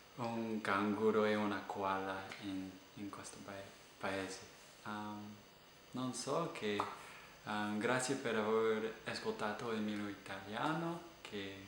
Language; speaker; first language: Italian; non-native, fluent; English